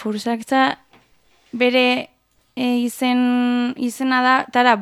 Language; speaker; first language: Basque; non-native, local second language; Spanish